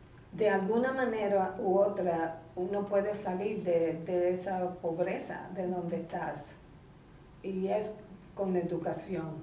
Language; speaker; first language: Spanish; early bilingual, heritage; Spanish